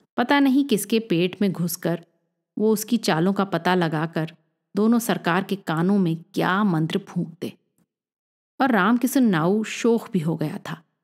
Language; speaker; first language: Hindi; native; Hindi